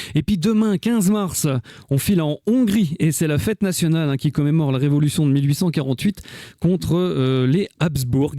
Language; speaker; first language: French; native; French